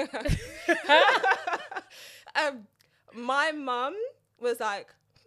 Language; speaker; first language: English; native; English